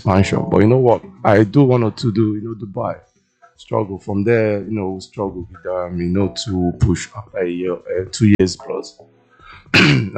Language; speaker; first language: English; non-native, local second language; Igbo